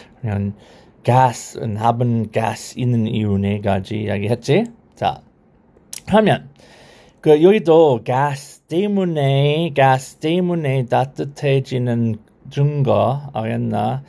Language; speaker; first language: Korean; non-native, learner; English